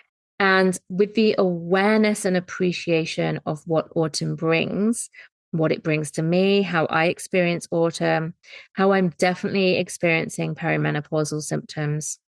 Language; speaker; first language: English; native; English